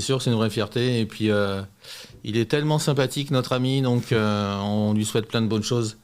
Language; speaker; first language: French; native; French